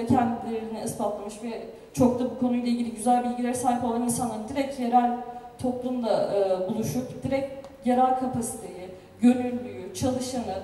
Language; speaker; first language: Turkish; native; Turkish